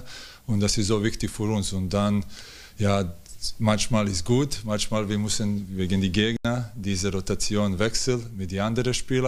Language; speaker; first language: German; non-native, fluent; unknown